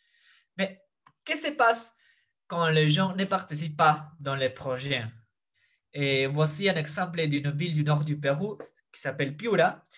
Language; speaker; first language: French; non-native, fluent; Spanish